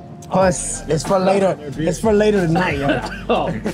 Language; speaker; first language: English; native; English